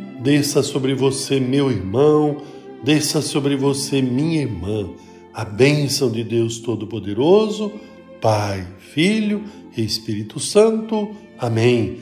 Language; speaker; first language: Portuguese; native; Portuguese